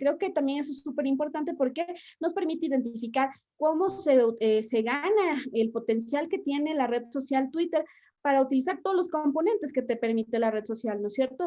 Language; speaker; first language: Spanish; native; Spanish